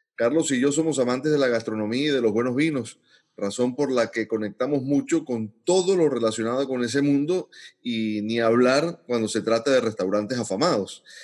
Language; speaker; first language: Spanish; native; Spanish